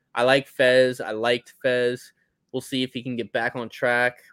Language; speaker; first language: English; native; English